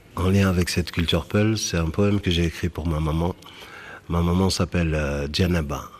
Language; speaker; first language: French; early bilingual, other home language; Fula